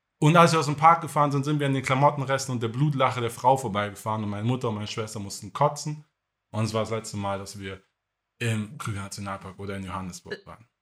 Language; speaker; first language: German; native; German